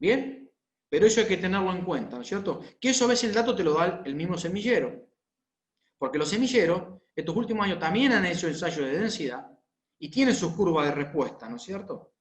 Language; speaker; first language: Spanish; native; Spanish